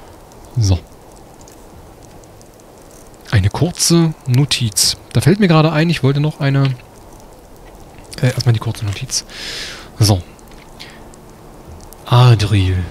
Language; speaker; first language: German; native; German